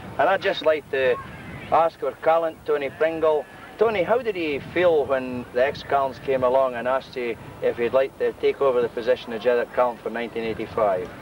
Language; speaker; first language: English; native; English